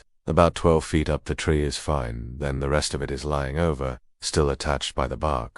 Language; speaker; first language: English; native; English